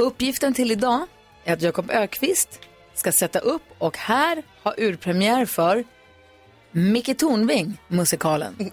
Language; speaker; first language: Swedish; native; Swedish